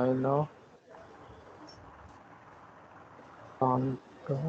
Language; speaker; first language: German; non-native, learner; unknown